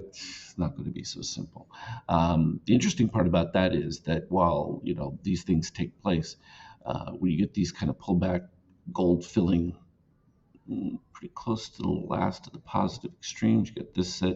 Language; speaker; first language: English; native; English